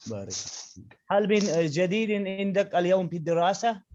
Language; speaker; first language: Arabic; non-native, learner; Urdu